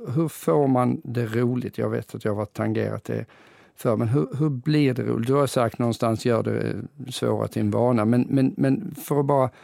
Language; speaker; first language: Swedish; native; Swedish